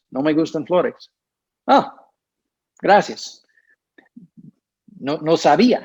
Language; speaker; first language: Spanish; non-native, fluent; English